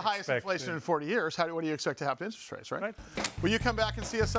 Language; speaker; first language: English; native; English